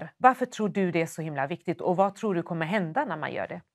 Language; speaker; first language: Swedish; native; Swedish